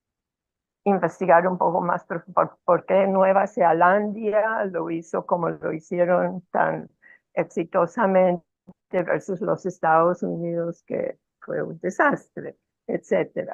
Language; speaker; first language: Spanish; non-native, fluent; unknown